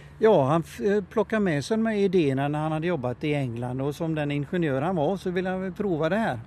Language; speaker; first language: Swedish; native; Swedish